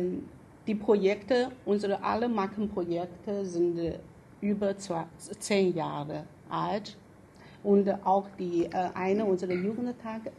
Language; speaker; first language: German; non-native, fluent; Chinese